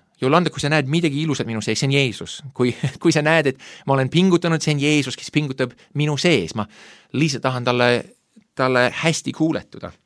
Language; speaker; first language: Estonian; non-native, fluent; English